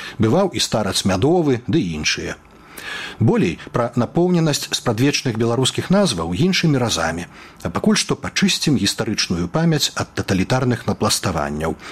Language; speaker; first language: Belarusian; native; Belarusian